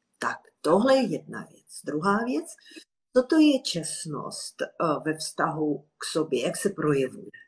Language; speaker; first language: Czech; non-native, fluent; Russian